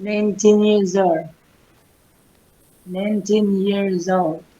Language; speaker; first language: English; non-native, learner; Indonesian